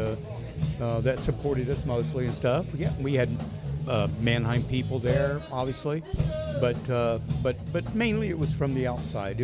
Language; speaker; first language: English; native; English